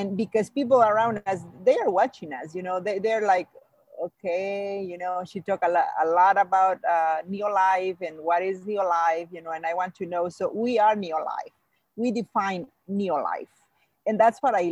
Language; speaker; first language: English; non-native, fluent; Spanish